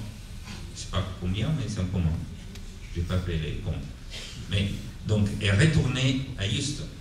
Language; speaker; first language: French; non-native, fluent; Italian